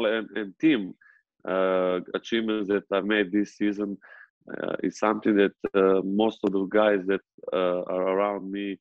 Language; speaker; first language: English; non-native, fluent; Serbian